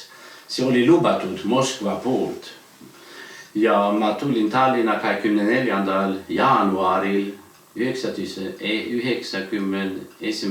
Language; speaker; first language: Estonian; non-native, fluent; Swedish